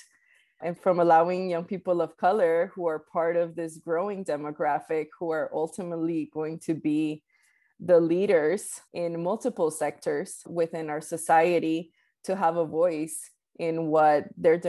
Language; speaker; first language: English; early bilingual, other home language; Spanish